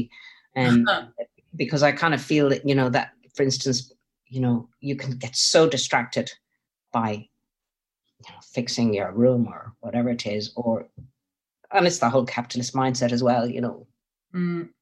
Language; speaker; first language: English; native; English